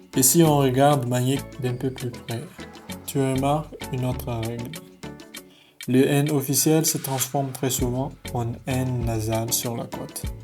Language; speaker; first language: French; non-native, local second language; Malagasy